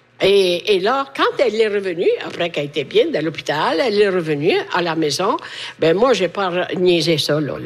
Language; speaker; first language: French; non-native, fluent; Italian